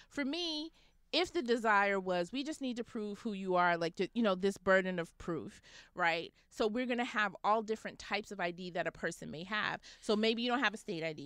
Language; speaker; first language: English; native; English